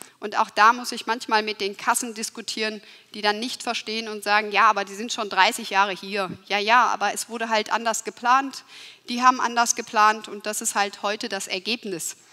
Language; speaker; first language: German; early bilingual, other home language; Turkish